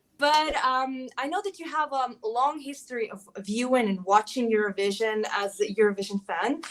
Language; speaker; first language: English; non-native, fluent; Ukrainian